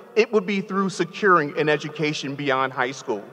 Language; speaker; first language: English; native; English